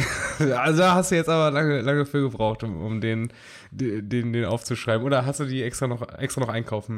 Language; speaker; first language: German; native; German